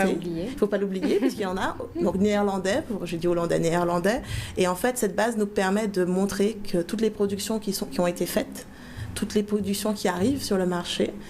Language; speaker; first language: French; native; French